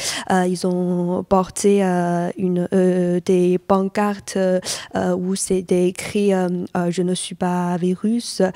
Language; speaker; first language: French; non-native, fluent; Chinese